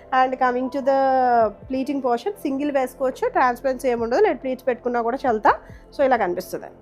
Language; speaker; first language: Telugu; native; Telugu